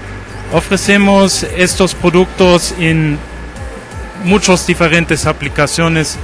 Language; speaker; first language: Spanish; non-native, fluent; German